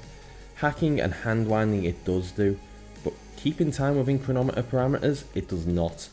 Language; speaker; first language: English; native; English